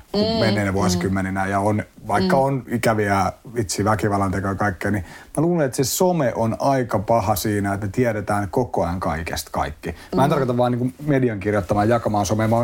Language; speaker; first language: Finnish; native; Finnish